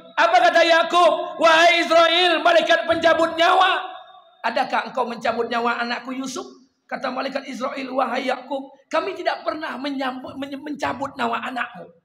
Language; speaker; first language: Malay; non-native, local second language; Minangkabau